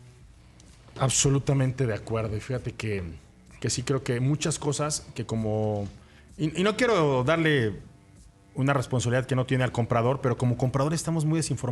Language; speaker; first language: Spanish; native; Spanish